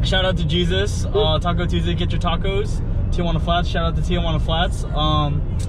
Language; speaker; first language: English; native; English